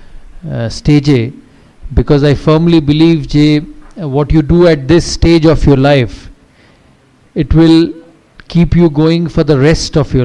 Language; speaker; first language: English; non-native, local second language; Bangla